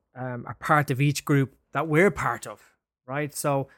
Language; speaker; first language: English; native; English